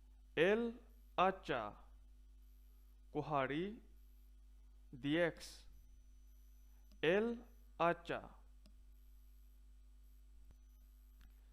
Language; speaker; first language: Spanish; non-native, fluent; Punjabi